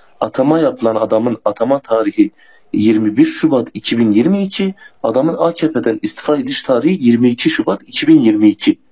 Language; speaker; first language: Turkish; non-native, local second language; Kurdish